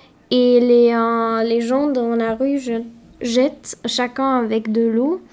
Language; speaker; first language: French; non-native, learner; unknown